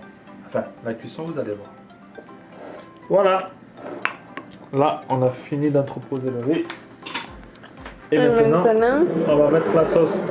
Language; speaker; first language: French; native; French